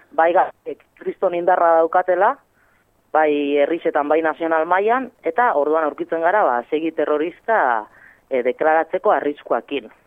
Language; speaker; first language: Basque; native; Basque